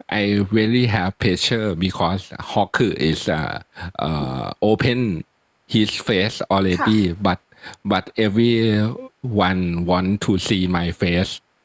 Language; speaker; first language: English; non-native, learner; Thai